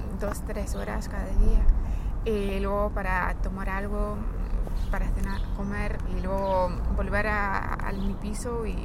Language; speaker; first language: Spanish; non-native, fluent; English